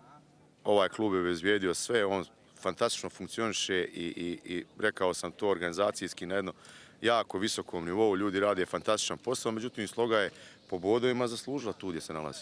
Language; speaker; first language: Bosnian; native; Bosnian